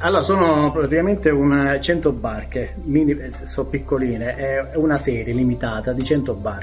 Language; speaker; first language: Italian; native; Italian